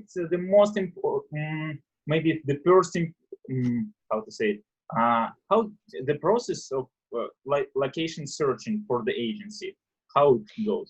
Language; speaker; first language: English; non-native, learner; Russian